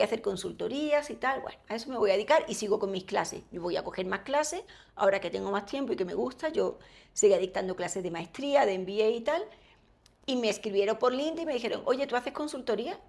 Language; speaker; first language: Spanish; native; Spanish